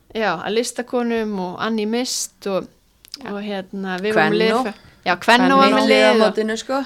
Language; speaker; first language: Icelandic; native; Icelandic